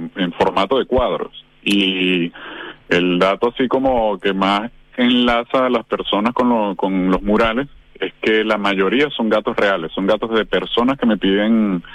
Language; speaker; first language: Spanish; native; Spanish